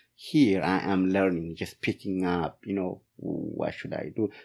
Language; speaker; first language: English; non-native, fluent; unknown